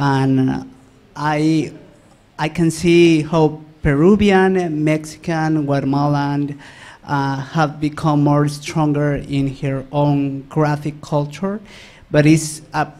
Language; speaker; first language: English; non-native, learner; Spanish